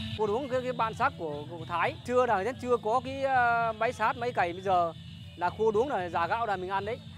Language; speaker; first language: Vietnamese; non-native, local second language; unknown